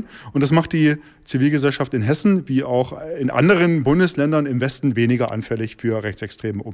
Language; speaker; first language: German; native; German